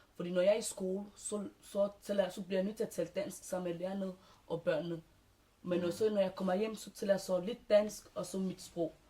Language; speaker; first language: Danish; early bilingual, other home language; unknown